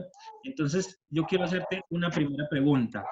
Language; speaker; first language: Spanish; native; Spanish